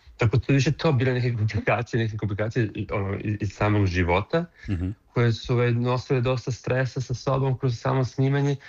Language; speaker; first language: Serbian; native; Serbian